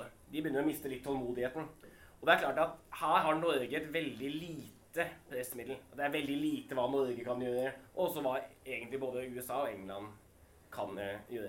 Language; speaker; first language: Norwegian; native; Norwegian